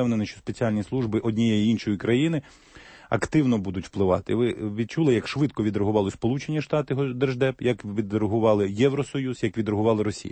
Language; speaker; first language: Ukrainian; native; Ukrainian